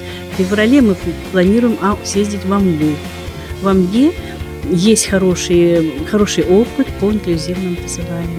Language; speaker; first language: Russian; native; Russian